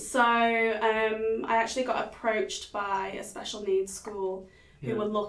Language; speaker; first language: English; native; English